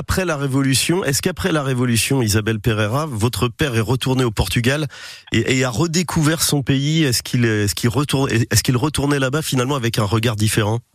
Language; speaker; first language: French; native; French